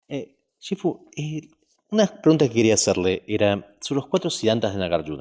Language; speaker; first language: Spanish; native; Spanish